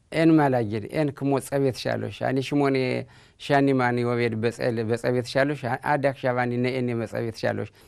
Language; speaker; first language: Hebrew; non-native, fluent; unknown